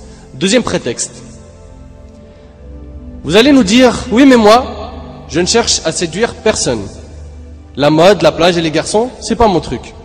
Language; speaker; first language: French; native; French